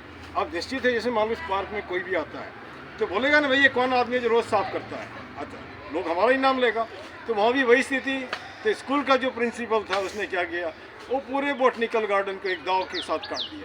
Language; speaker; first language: Hindi; native; Hindi